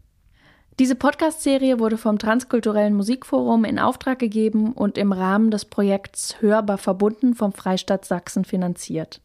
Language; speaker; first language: German; native; German